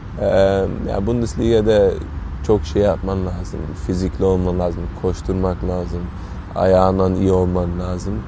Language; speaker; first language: Turkish; early bilingual, heritage; Turkish